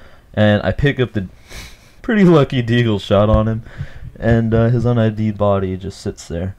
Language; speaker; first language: English; native; English